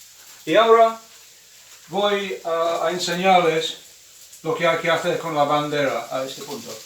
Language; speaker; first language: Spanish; non-native, fluent; English